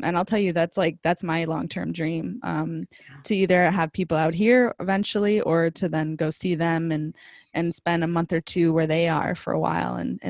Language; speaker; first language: English; native; English